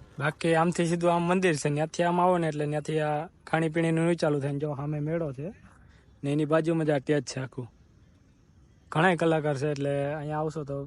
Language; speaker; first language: Gujarati; native; Gujarati